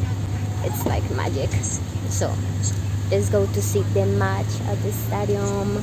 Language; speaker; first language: English; non-native, learner; Spanish